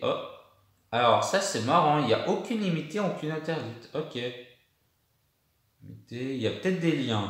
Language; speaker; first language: French; native; French